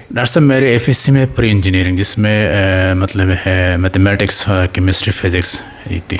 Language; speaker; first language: Urdu; non-native, local second language; Pashto